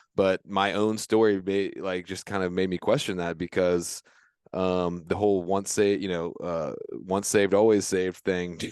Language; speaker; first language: English; native; English